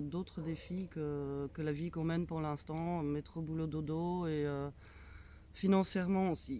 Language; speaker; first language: French; native; French